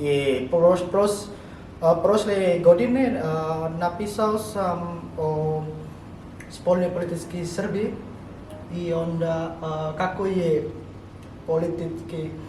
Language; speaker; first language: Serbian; non-native, learner; Indonesian